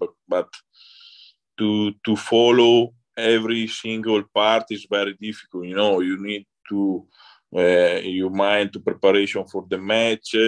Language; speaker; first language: English; non-native, learner; Italian